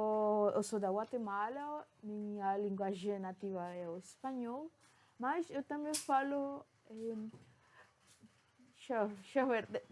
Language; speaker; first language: Portuguese; non-native, fluent; Spanish